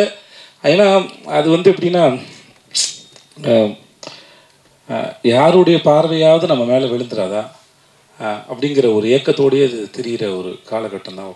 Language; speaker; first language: Tamil; native; Tamil